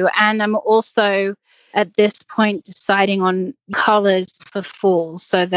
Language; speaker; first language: English; native; English